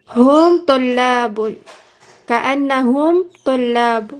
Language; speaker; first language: Arabic; non-native, learner; Filipino